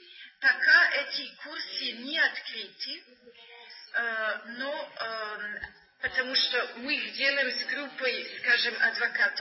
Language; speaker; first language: Russian; non-native, learner; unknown